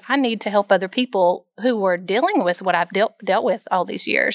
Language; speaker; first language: English; native; English